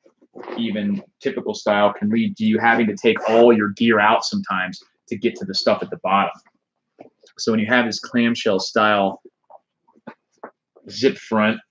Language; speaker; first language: English; native; English